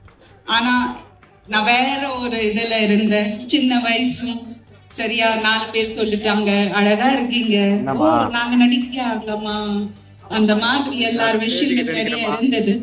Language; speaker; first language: Tamil; non-native, fluent; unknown